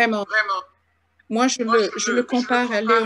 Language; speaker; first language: French; non-native, fluent; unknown